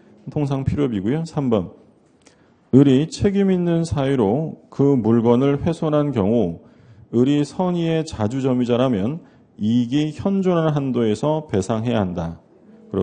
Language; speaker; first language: Korean; native; Korean